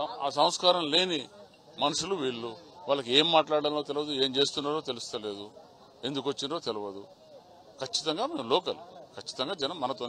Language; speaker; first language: Telugu; native; Telugu